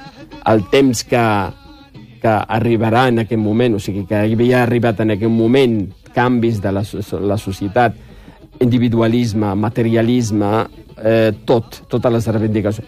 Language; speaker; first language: Catalan; non-native, fluent; Riffian